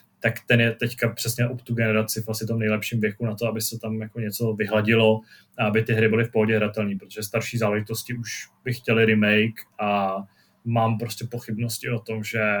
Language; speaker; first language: Czech; native; Czech